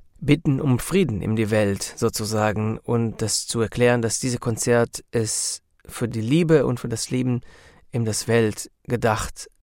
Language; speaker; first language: German; non-native, learner; Hebrew